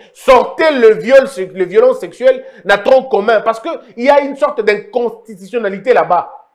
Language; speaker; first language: French; non-native, local second language; Lingala